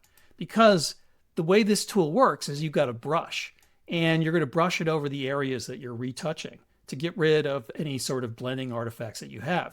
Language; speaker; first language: English; native; English